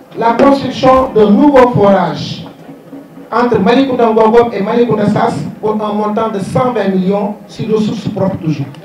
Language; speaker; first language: French; non-native, local second language; Wolof